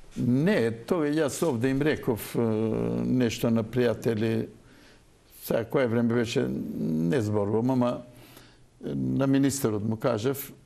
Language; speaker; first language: Macedonian; non-native, local second language; Turkish